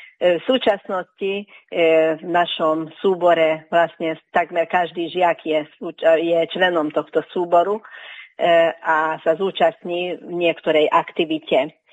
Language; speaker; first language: Slovak; early bilingual, heritage; Slovak